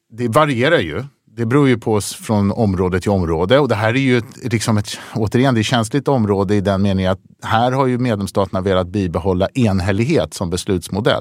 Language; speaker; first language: Swedish; native; Swedish